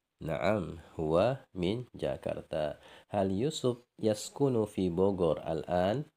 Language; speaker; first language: Arabic; non-native, fluent; Indonesian